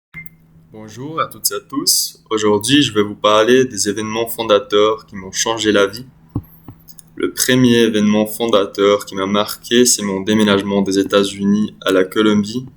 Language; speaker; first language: French; non-native, learner; English